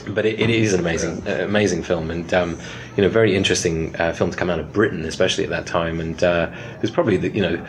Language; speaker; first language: English; native; English